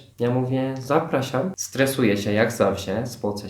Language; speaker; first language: Polish; non-native, fluent; Turkish